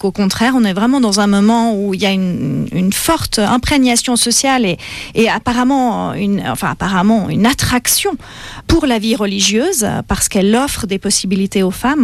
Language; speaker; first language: French; native; French